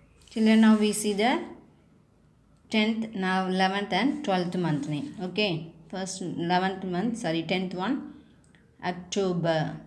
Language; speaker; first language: English; non-native, local second language; Tamil